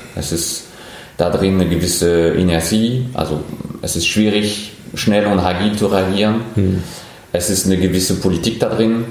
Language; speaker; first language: German; non-native, fluent; French